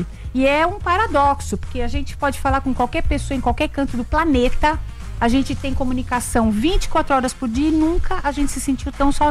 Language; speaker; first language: Portuguese; native; Portuguese